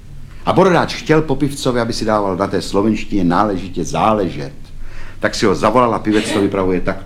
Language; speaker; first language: Czech; native; Czech